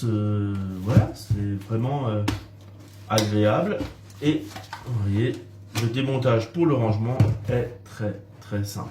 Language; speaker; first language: French; native; French